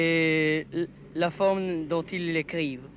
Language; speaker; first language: French; non-native, learner; Spanish